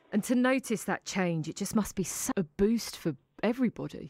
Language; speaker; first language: English; native; English